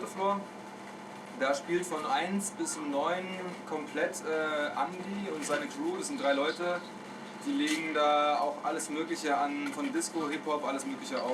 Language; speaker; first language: German; native; German